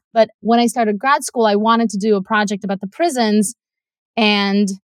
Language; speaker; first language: English; non-native, fluent; Russian